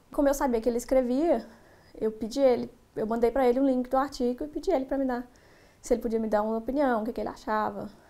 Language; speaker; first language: Portuguese; native; Portuguese